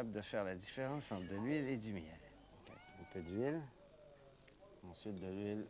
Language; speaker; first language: French; native; French